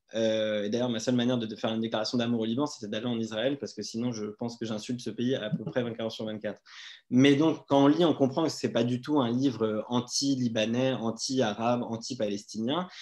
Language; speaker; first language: French; native; French